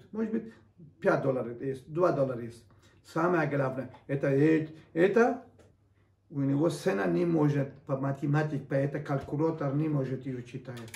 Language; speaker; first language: Russian; non-native, learner; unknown